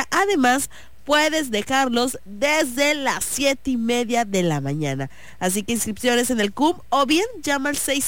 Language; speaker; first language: Spanish; native; Spanish